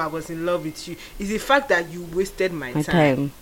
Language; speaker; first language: English; non-native, local second language; Igbo